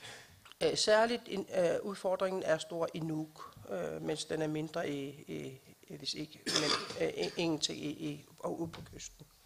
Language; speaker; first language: Danish; non-native, local second language; Kalaallisut